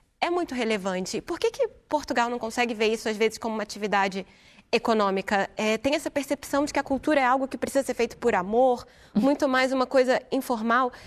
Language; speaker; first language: Portuguese; native; Portuguese